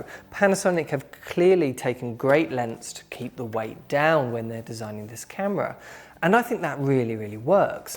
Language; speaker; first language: English; native; English